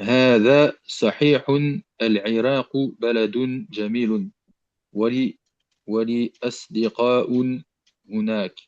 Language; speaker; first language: Arabic; non-native, learner; French